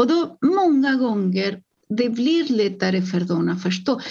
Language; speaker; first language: Swedish; non-native, fluent; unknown